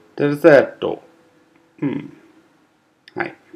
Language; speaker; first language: Japanese; non-native, learner; English